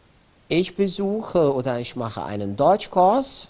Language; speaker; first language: German; non-native, fluent; Arabic